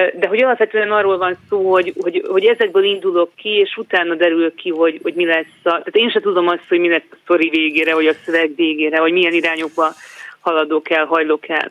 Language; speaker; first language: Hungarian; native; Hungarian